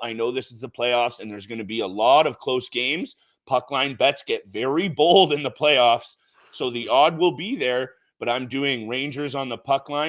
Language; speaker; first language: English; native; English